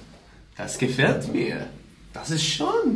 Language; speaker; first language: German; non-native, learner; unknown